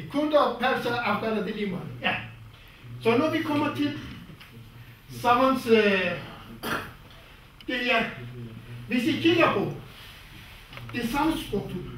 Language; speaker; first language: Danish; non-native, fluent; Kurdish